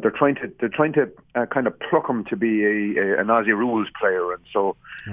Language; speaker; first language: English; native; English